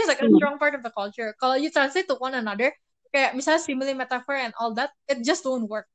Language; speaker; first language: English; non-native, fluent; Indonesian